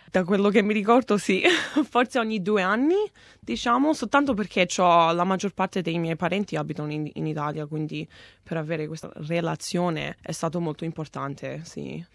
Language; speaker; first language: Italian; early bilingual, heritage; English